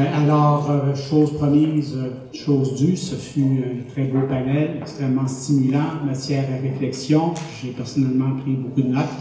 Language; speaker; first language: French; native; French